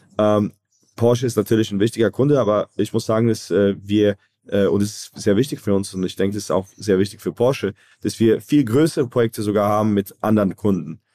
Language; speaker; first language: German; early bilingual, other home language; Croatian